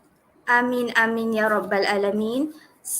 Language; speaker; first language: Malay; native; Malay